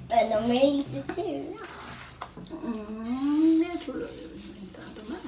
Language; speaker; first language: Swedish; non-native, learner; Thai